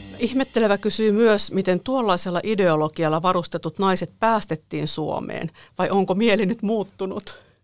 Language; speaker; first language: Finnish; native; Finnish